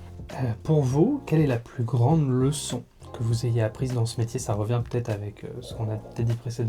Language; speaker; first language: French; native; French